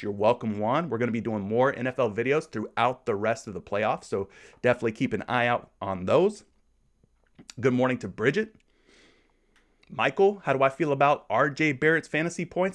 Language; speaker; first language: English; native; English